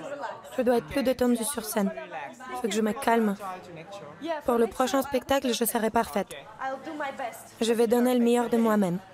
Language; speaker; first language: French; non-native, fluent; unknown